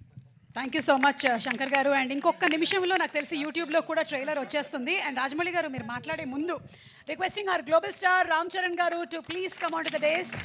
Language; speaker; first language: Telugu; native; Telugu